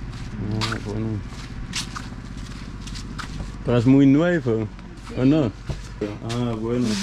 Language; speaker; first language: Spanish; non-native, learner; Dutch